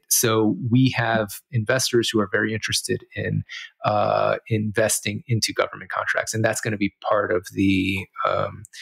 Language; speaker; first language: English; native; English